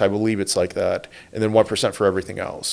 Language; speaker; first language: English; native; English